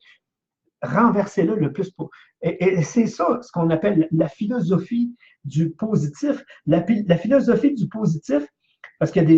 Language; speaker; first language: French; native; French